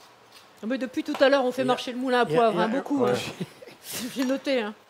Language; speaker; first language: French; native; French